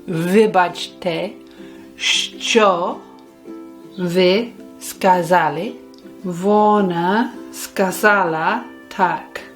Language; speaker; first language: Ukrainian; non-native, learner; English